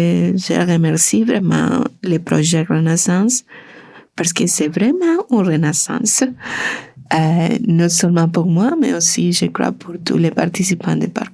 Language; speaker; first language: French; non-native, learner; Spanish